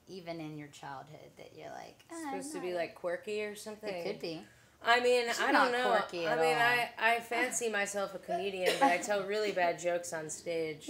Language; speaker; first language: English; native; English